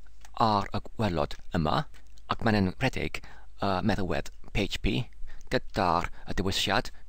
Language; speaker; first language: Welsh; non-native, learner; English